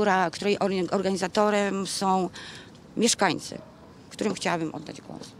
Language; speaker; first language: Polish; native; Polish